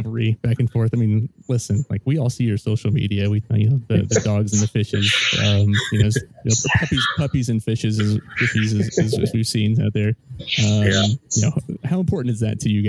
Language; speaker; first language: English; native; English